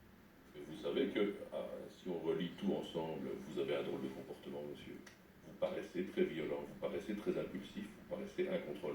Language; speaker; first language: French; native; French